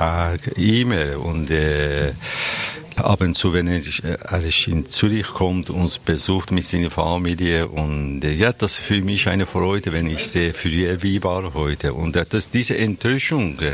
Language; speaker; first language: German; non-native, learner; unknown